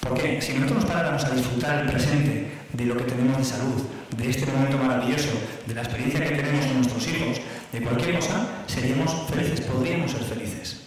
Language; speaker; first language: Spanish; native; Spanish